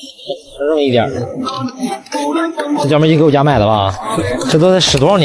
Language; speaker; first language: Chinese; native; Chinese